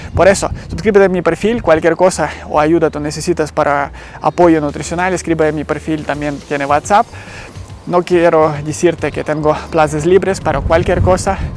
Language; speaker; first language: Spanish; non-native, learner; Ukrainian